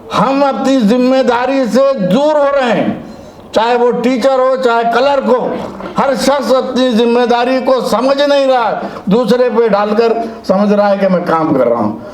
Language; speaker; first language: Urdu; native; Urdu